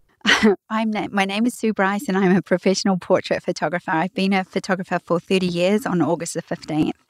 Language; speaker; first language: English; native; English